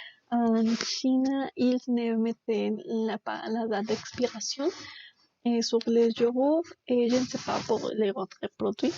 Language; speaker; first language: French; non-native, learner; Spanish